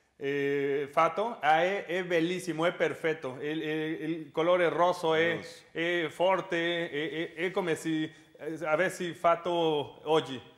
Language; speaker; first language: Italian; non-native, learner; Spanish